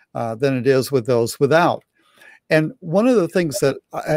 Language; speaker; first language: English; native; English